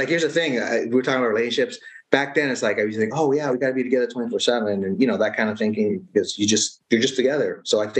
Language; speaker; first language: English; native; English